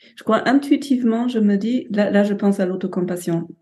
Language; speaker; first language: French; non-native, fluent; German